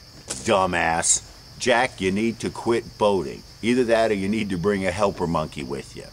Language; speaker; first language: English; native; English